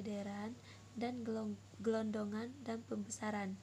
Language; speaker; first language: Indonesian; non-native, local second language; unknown